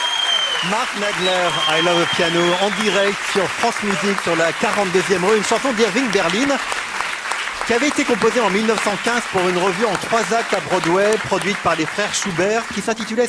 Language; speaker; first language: French; native; French